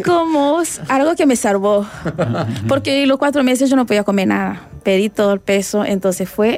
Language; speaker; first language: Spanish; non-native, fluent; Rundi